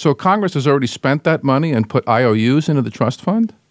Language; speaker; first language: English; native; English